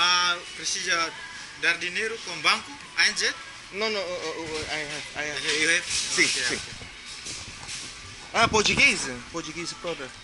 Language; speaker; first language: Portuguese; non-native, learner; Vietnamese